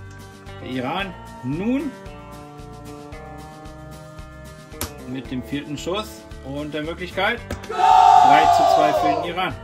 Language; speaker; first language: German; native; German